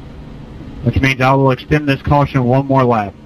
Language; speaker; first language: English; native; English